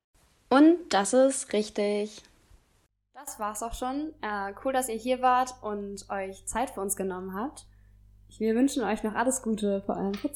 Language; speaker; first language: German; native; German